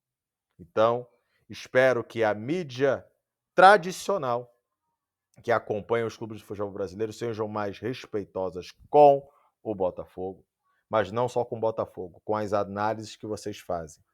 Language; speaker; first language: Portuguese; native; Portuguese